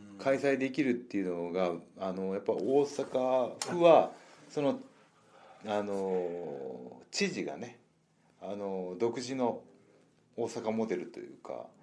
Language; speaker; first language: Japanese; native; Japanese